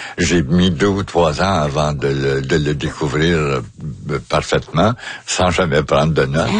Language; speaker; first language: French; native; French